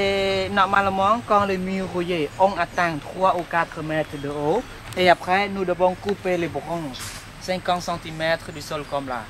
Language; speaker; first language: French; non-native, fluent; Khmer